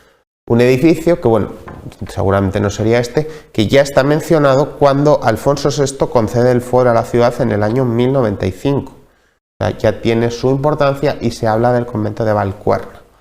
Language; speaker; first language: Spanish; native; Spanish